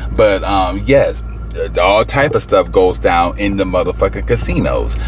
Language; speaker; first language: English; native; English